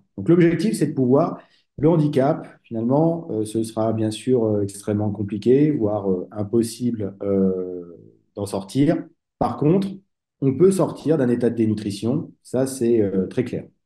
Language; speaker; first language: French; native; French